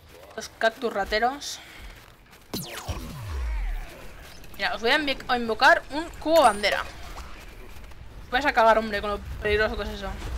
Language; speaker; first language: Spanish; native; Spanish